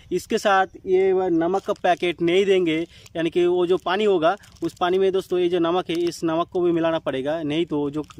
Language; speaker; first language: Hindi; non-native, local second language; Bangla